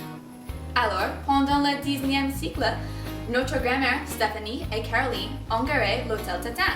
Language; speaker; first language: French; non-native, learner; English